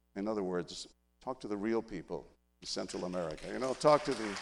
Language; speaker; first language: English; early bilingual, other home language; Spanish